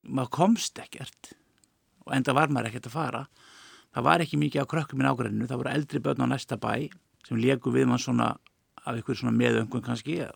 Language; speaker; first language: Icelandic; native; Icelandic